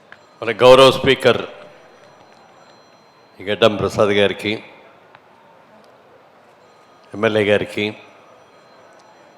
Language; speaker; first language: Telugu; native; Telugu